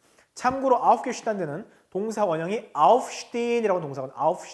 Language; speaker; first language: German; non-native, fluent; Korean